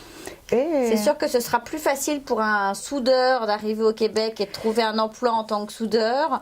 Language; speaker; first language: French; native; French